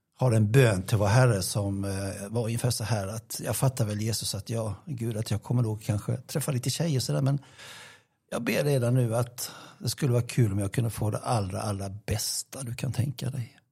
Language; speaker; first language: Swedish; native; Swedish